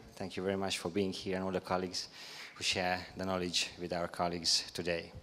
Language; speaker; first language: English; non-native, fluent; Hungarian